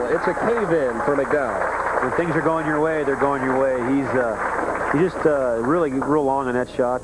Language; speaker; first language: English; native; English